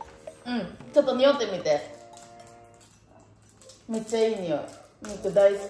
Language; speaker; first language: Japanese; native; Japanese